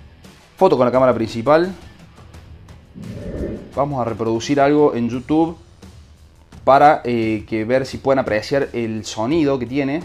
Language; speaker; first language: Spanish; native; Spanish